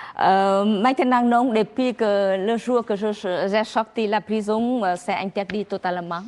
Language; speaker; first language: French; non-native, learner; Vietnamese